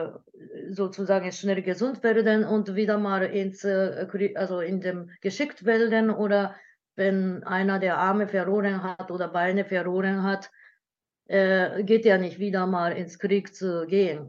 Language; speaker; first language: German; non-native, learner; Japanese